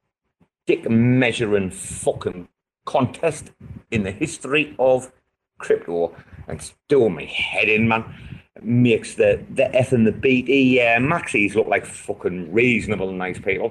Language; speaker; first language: English; native; English